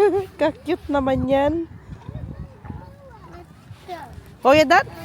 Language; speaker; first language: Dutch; non-native, learner; Filipino